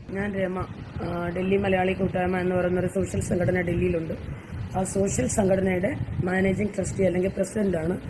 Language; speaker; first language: Malayalam; native; Malayalam